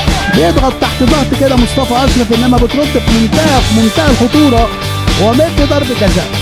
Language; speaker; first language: Arabic; native; Arabic